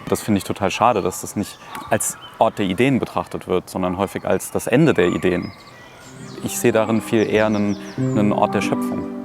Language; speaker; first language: German; native; German